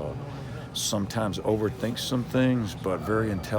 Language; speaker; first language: English; native; English